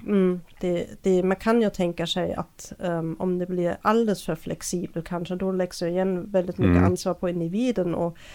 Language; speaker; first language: Swedish; non-native, fluent; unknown